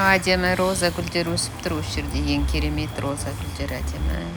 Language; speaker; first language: Kazakh; native; Kazakh